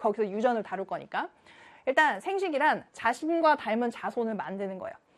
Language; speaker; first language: Korean; native; Korean